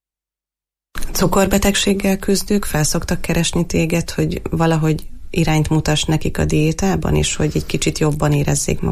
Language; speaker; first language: Hungarian; native; Hungarian